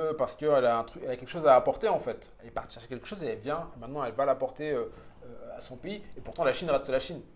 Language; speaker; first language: French; early bilingual, other home language; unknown